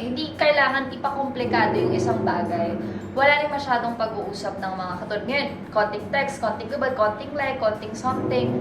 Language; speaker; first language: Filipino; native; Filipino